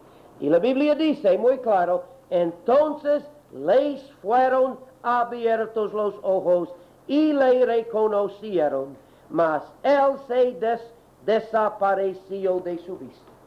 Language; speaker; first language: Spanish; non-native, learner; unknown